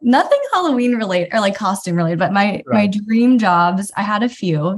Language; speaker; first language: English; native; English